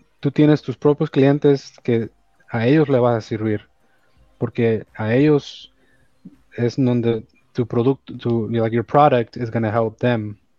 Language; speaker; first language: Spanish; early bilingual, heritage; Spanish